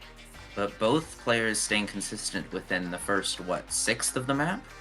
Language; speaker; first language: English; native; English